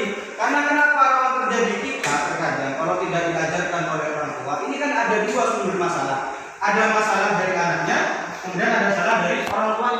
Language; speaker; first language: Indonesian; native; Indonesian